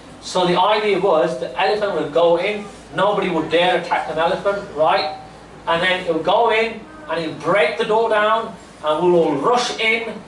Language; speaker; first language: English; early bilingual, other home language; Punjabi